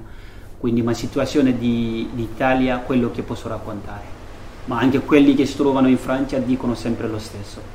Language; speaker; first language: Italian; non-native, fluent; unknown